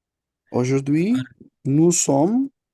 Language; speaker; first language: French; non-native, fluent; Hindi